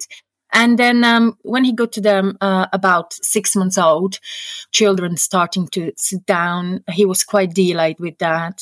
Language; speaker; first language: English; non-native, fluent; Slovak